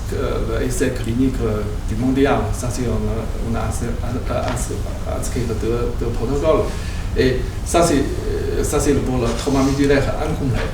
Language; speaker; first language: French; non-native, learner; Chinese